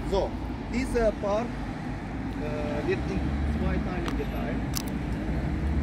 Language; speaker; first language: German; non-native, fluent; Azerbaijani